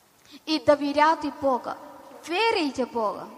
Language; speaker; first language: Ukrainian; non-native, learner; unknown